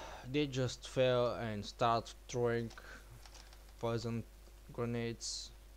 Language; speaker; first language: English; non-native, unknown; Bulgarian